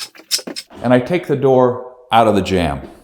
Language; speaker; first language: English; native; English